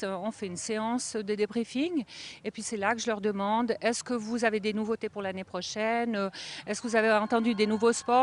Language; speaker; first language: French; native; French